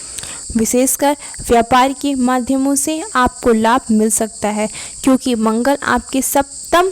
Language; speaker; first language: Hindi; native; Hindi